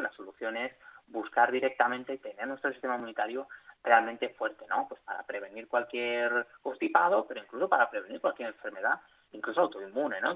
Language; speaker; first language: Spanish; native; Spanish